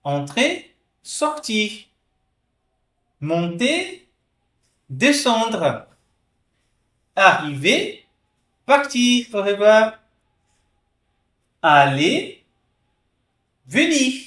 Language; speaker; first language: French; non-native, fluent; Portuguese